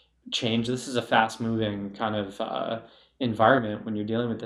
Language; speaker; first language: English; native; English